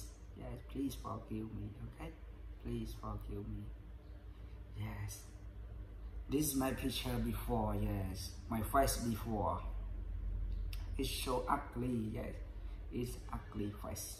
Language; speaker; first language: English; non-native, learner; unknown